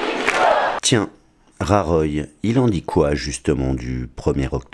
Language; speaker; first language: French; native; French